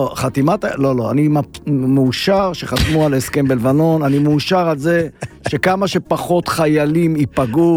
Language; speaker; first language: Hebrew; native; Hebrew